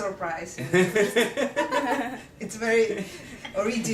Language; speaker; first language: English; non-native, learner; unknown